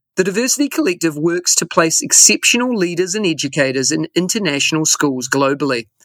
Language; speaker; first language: English; native; English